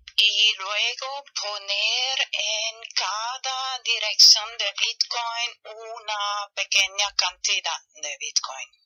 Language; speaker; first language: Spanish; non-native, learner; German